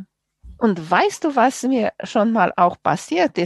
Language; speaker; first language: German; non-native, fluent; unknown